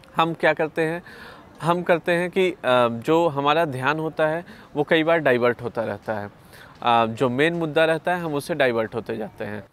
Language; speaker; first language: Hindi; native; Hindi